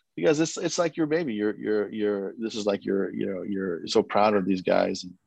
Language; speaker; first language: English; early bilingual, other home language; Korean